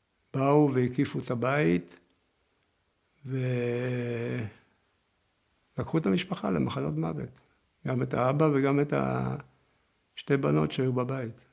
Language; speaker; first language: Hebrew; early bilingual, other home language; Yiddish